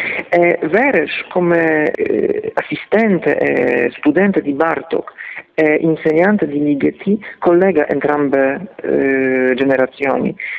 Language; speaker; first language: Italian; non-native, fluent; Polish